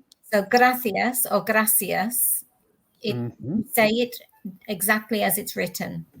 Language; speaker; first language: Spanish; non-native, learner; English